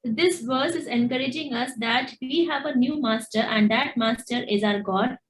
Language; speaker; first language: English; non-native, local second language; Hindi